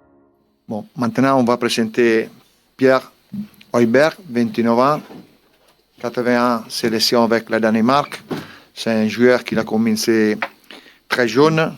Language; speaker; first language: French; non-native, fluent; Italian